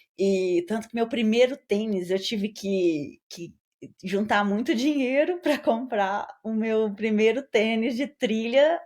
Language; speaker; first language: Portuguese; native; Portuguese